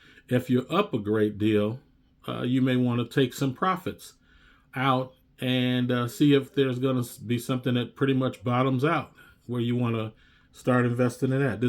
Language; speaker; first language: English; native; English